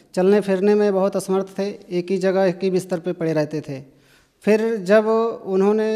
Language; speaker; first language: Hindi; native; Hindi